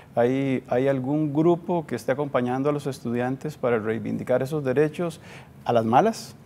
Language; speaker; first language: Spanish; native; Spanish